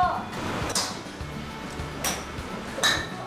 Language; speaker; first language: Japanese; native; Japanese